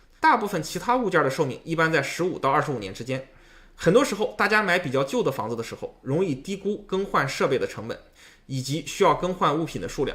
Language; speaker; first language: Chinese; native; Chinese